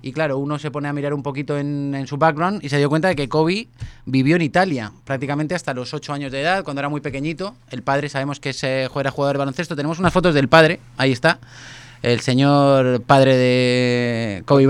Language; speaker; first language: Spanish; native; Spanish